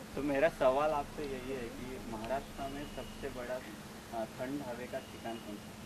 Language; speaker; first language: Hindi; non-native, local second language; Marathi